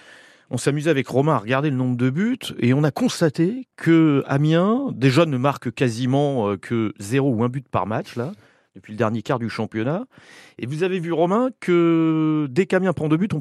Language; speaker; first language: French; native; French